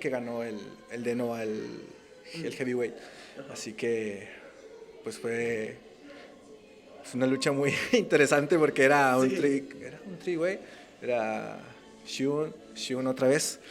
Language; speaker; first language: Spanish; native; Spanish